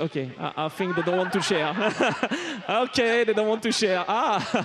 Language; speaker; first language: English; non-native, fluent; French